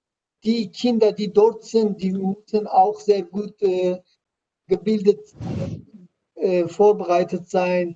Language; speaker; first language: German; non-native, learner; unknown